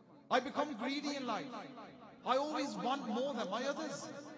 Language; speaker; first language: English; early bilingual, other home language; Punjabi